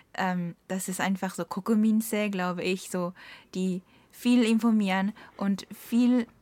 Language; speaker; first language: German; non-native, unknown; Japanese